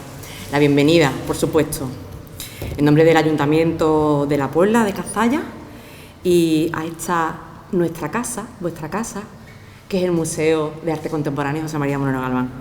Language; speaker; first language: Spanish; native; Spanish